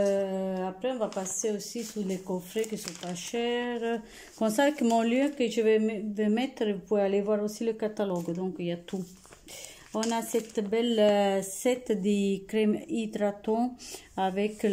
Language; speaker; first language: French; non-native, fluent; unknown